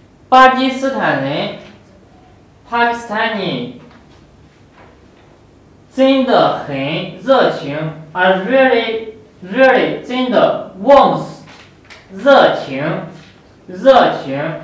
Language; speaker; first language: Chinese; non-native, fluent; Urdu